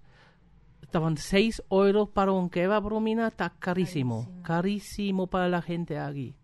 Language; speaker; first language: Spanish; non-native, fluent; German